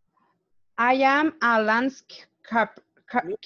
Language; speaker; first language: English; non-native, learner; Spanish